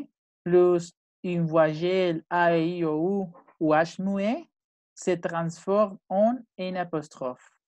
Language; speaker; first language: French; non-native, fluent; Spanish